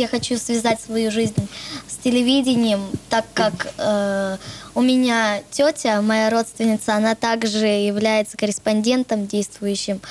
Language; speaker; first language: Russian; native; Russian